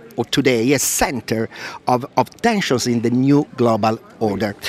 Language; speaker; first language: English; non-native, fluent; Italian